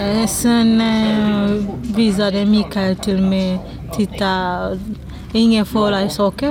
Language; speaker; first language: Swedish; non-native, learner; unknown